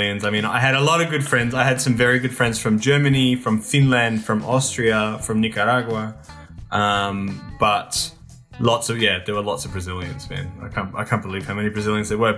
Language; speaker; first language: English; native; English